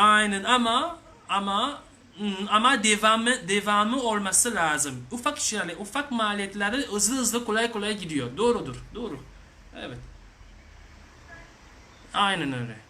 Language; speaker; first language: Turkish; non-native, learner; French